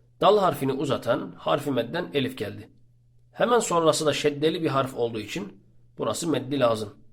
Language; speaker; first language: Turkish; native; Turkish